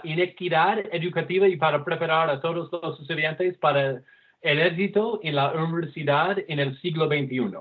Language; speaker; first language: Spanish; non-native, fluent; English